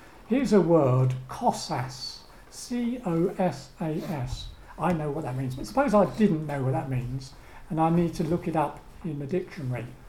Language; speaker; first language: English; native; English